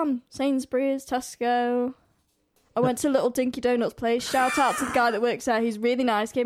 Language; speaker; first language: English; native; English